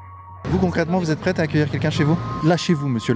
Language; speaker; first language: French; native; French